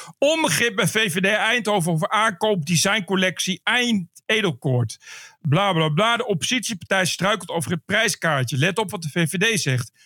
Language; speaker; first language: Dutch; native; Dutch